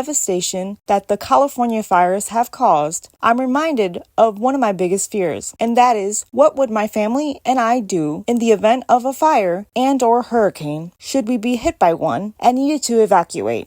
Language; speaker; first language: English; native; English